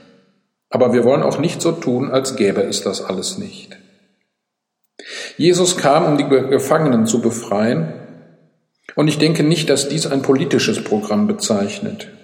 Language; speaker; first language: German; native; German